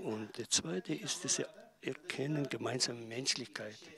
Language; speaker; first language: German; non-native, learner; Tibetan